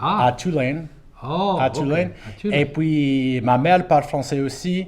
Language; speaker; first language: French; non-native, local second language; English